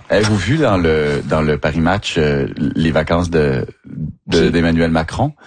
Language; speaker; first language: French; native; French